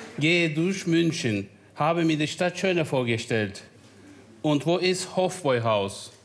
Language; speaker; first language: German; non-native, fluent; Turkish